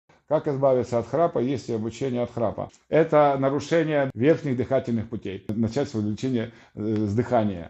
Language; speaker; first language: Russian; native; Russian